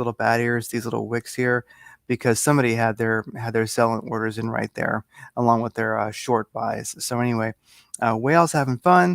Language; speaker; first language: English; native; English